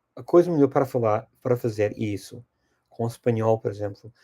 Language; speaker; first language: Portuguese; non-native, fluent; English